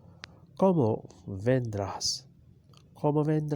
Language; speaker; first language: Spanish; non-native, learner; Urdu